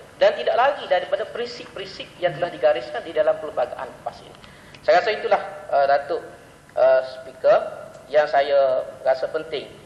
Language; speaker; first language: Malay; native; Malay